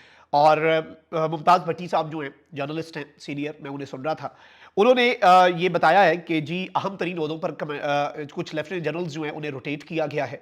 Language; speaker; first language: Urdu; native; Urdu